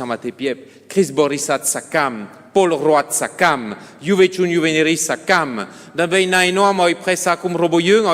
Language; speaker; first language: Khmer; non-native, fluent; French